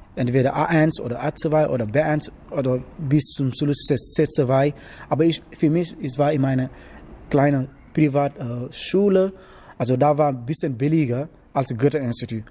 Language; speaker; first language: German; non-native, learner; Wolof